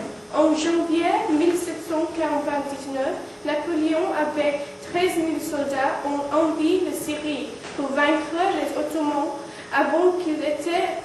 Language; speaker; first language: French; non-native, learner; English